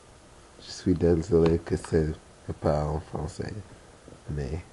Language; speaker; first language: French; non-native, learner; English